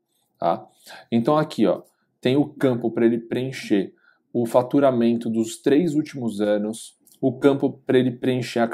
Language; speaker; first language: Portuguese; native; Portuguese